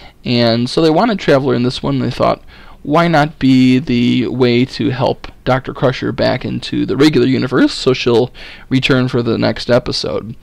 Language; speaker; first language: English; native; English